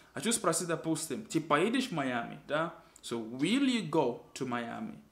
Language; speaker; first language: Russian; non-native, fluent; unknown